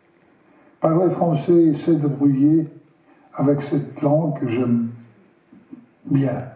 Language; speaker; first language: French; non-native, learner; Russian